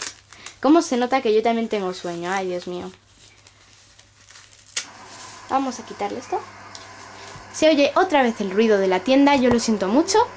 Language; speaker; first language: Spanish; native; Spanish